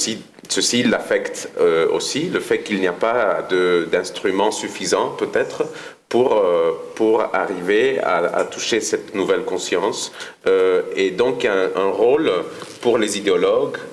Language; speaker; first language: French; non-native, fluent; Spanish